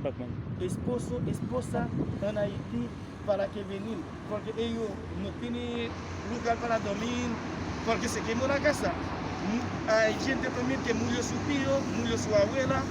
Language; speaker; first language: Spanish; non-native, learner; Haitian Creole